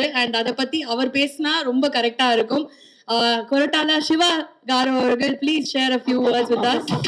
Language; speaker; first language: Tamil; native; Tamil